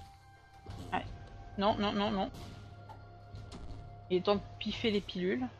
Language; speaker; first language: French; native; French